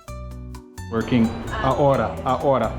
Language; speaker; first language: Spanish; non-native, learner; English